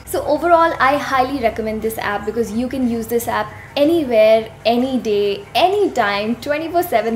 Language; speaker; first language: English; non-native, local second language; Hindi